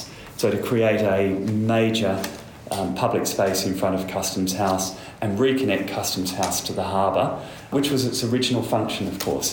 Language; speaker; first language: English; native; English